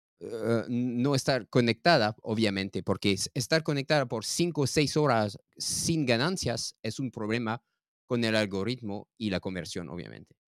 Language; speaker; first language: Spanish; non-native, learner; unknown